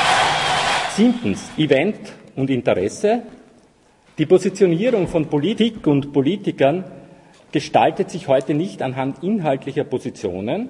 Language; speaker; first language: German; native; German